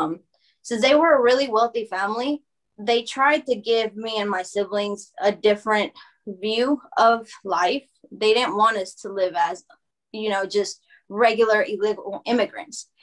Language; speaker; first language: English; early bilingual, other home language; Spanish